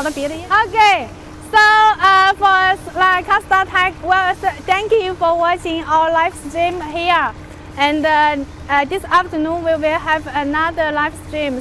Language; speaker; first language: English; non-native, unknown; Chinese